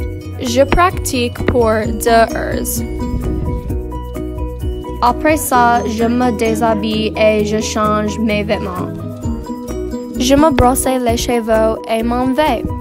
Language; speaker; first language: French; non-native, learner; English